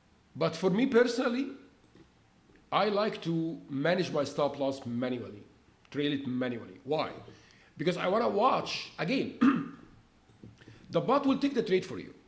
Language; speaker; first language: English; non-native, fluent; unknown